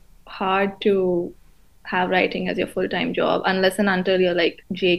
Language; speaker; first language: English; non-native, local second language; Hindi